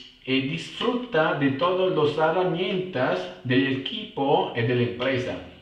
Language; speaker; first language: Spanish; non-native, fluent; Italian